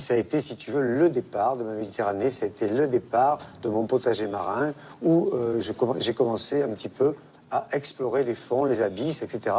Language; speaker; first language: French; native; French